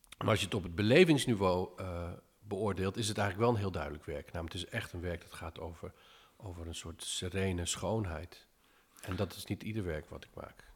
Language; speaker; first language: Dutch; early bilingual, other home language; English